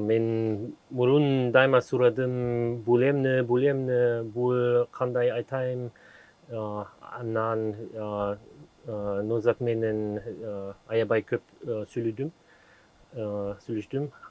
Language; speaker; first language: Kyrgyz; non-native, learner; German